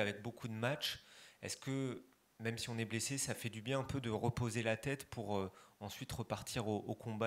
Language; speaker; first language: French; native; French